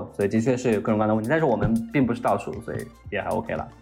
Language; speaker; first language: Chinese; native; Chinese